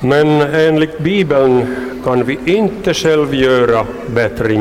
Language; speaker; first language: Swedish; non-native, local second language; Finnish